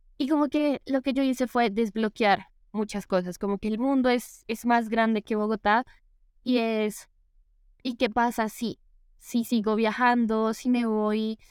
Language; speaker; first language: Spanish; native; Spanish